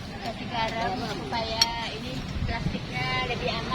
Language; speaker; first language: Malay; native; Malay